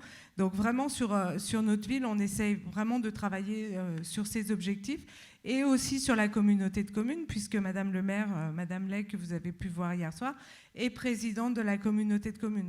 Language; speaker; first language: French; native; French